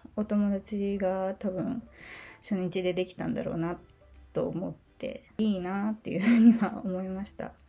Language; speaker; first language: Japanese; native; Japanese